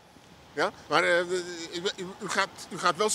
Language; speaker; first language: Dutch; native; Dutch